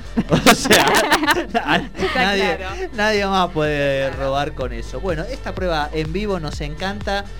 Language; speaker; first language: Spanish; native; Spanish